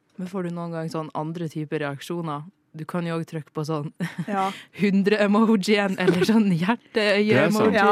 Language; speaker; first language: Norwegian; native; Norwegian